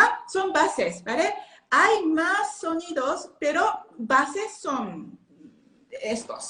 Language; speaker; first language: Spanish; non-native, learner; Japanese